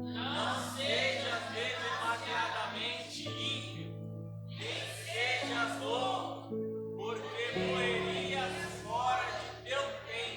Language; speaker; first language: Portuguese; native; Portuguese